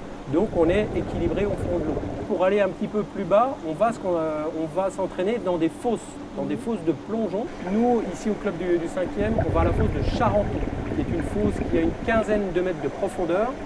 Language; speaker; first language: French; native; French